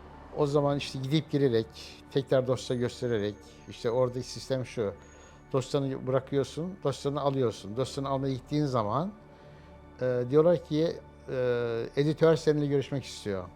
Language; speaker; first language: Turkish; native; Turkish